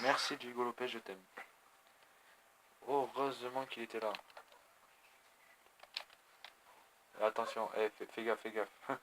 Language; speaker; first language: French; native; French